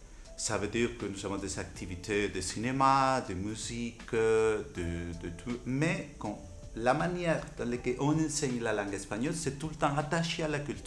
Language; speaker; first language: French; non-native, fluent; Spanish